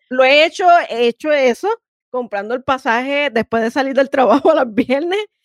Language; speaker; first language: Spanish; native; Spanish